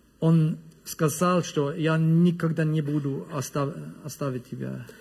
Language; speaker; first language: Russian; non-native, learner; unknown